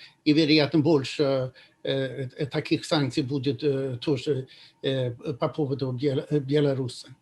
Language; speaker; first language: Russian; non-native, fluent; Swedish